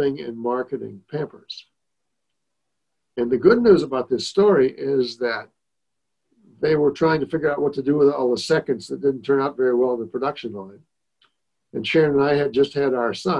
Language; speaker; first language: English; native; English